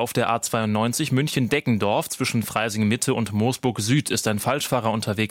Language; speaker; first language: German; native; German